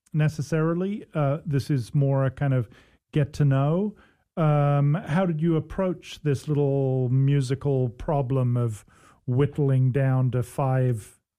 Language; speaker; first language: English; native; English